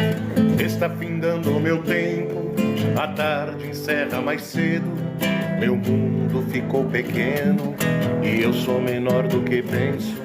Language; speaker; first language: Portuguese; native; Portuguese